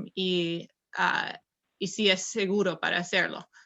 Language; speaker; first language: Spanish; non-native, learner; English